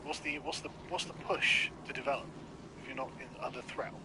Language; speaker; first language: English; native; English